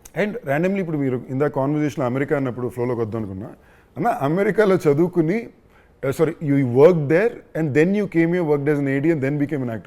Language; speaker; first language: Telugu; native; Telugu